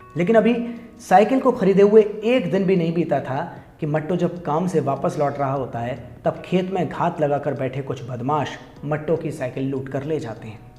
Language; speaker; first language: Hindi; native; Hindi